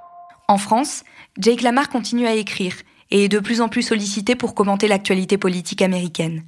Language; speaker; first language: French; native; French